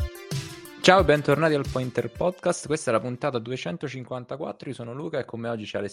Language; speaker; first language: Italian; native; Italian